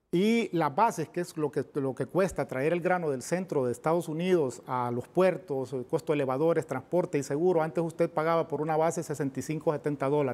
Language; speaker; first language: Spanish; native; Spanish